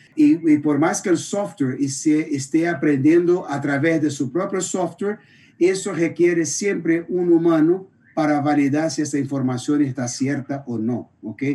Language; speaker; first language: Spanish; non-native, fluent; Portuguese